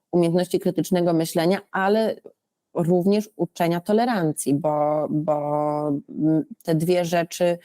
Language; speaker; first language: Polish; early bilingual, other home language; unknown